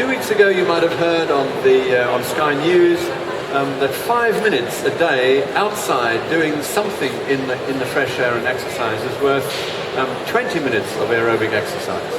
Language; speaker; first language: English; native; English